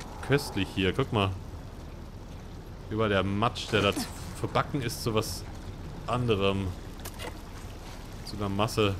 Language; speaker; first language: German; native; German